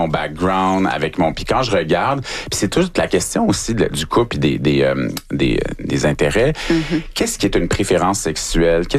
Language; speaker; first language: French; native; French